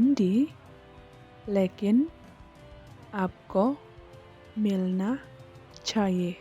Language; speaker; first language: Hindi; non-native, learner; Khasi